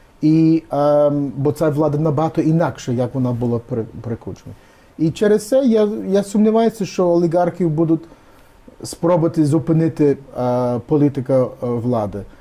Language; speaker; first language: Ukrainian; early bilingual, heritage; Ukrainian